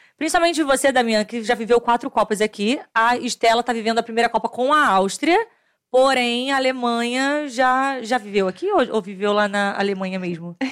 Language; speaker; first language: Portuguese; native; Portuguese